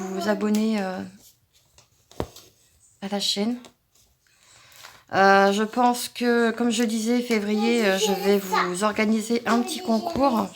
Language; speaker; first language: French; native; French